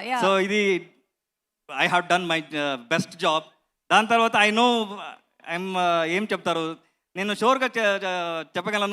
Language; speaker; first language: Telugu; non-native, learner; Kannada